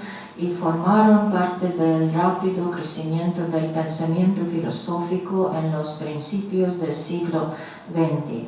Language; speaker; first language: Spanish; non-native, fluent; Latvian